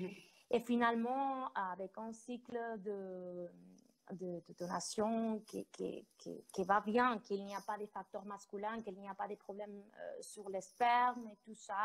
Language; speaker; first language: French; non-native, fluent; Spanish